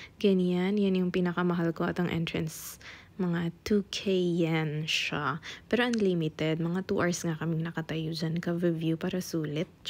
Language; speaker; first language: Filipino; non-native, local second language; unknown